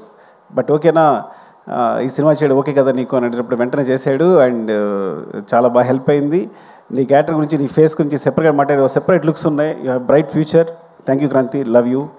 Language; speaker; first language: Telugu; native; Telugu